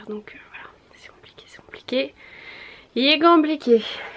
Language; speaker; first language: French; native; French